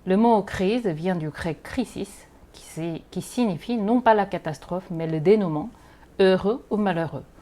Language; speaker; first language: French; non-native, fluent; Korean